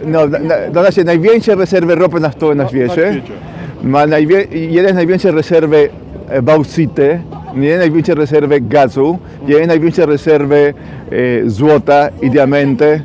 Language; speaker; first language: Polish; non-native, fluent; Spanish